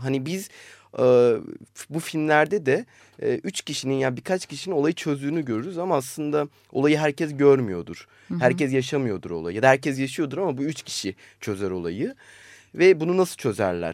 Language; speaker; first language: Turkish; native; Turkish